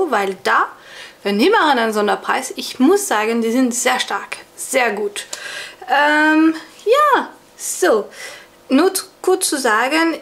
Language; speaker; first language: German; non-native, fluent; French